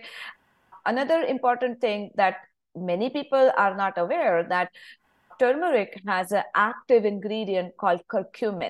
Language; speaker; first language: English; non-native, local second language; Marathi